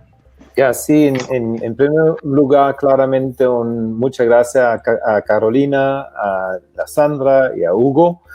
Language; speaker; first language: Spanish; non-native, fluent; German